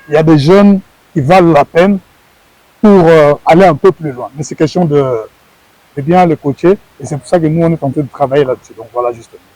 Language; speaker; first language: French; non-native, local second language; Lingala